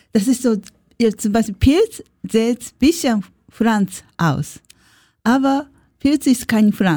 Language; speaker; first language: German; non-native, learner; Japanese